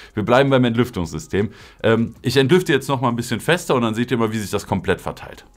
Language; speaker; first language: German; native; German